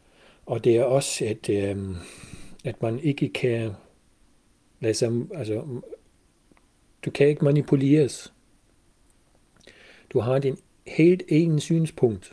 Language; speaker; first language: Danish; non-native, fluent; German